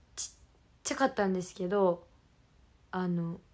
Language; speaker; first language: Japanese; native; Japanese